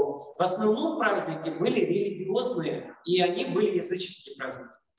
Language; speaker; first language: Russian; native; Russian